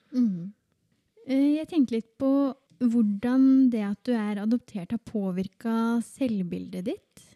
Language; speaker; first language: Norwegian; native; Norwegian